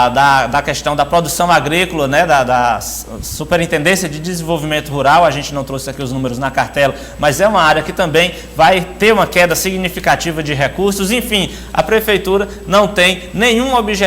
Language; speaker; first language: Portuguese; native; Portuguese